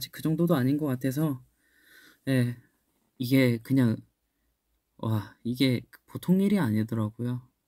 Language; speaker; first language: Korean; native; Korean